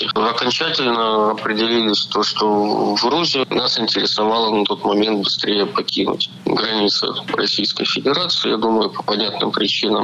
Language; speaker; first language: Russian; native; Russian